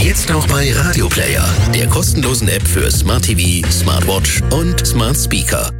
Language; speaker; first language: German; native; German